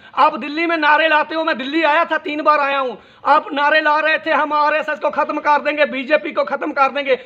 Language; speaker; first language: Hindi; non-native, local second language; Punjabi